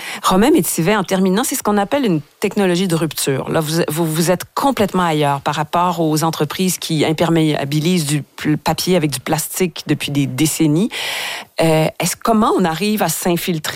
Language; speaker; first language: French; native; French